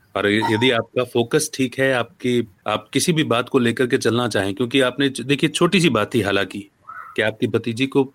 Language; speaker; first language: Hindi; native; Hindi